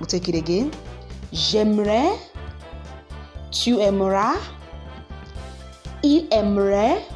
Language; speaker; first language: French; non-native, learner; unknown